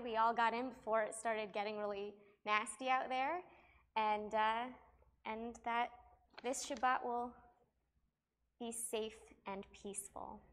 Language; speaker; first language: English; native; English